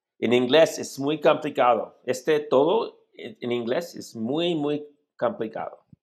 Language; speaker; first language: Spanish; non-native, learner; English